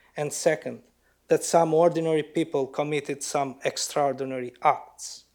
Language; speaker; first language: English; non-native, fluent; Albanian